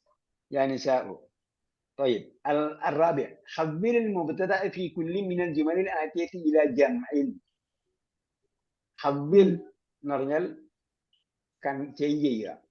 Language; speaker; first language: Arabic; non-native, fluent; Malayalam